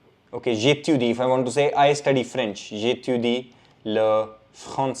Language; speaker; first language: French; non-native, fluent; Hindi